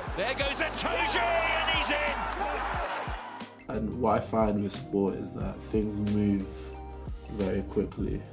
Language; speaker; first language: English; native; English